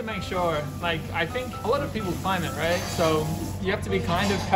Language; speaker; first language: English; native; English